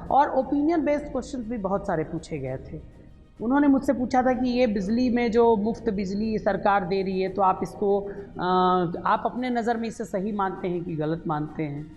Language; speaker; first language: Hindi; native; Hindi